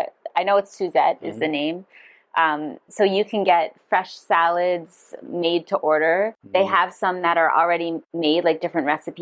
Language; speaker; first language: English; non-native, fluent; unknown